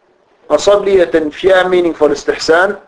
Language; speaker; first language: Danish; non-native, fluent; Arabic